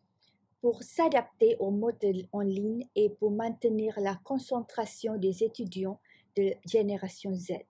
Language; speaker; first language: French; non-native, fluent; Malay